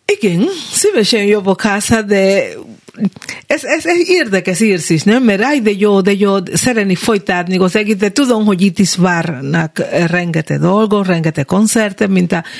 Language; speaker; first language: Hungarian; non-native, learner; Spanish